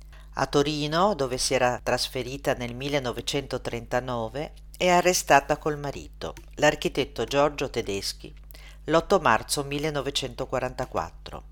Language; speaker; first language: Italian; native; Italian